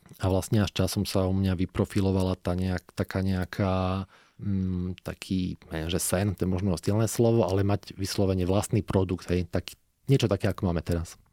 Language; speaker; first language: Slovak; native; Slovak